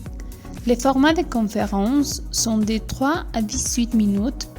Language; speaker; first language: French; non-native, fluent; Spanish